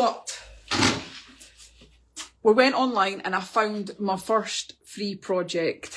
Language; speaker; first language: English; native; English